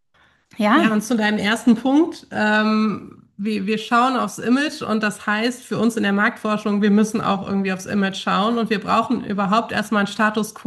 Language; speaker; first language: German; native; German